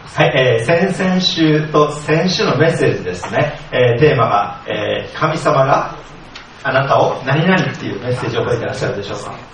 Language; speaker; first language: Japanese; native; Japanese